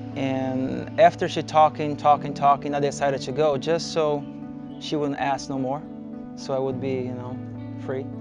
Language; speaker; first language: English; non-native, fluent; Portuguese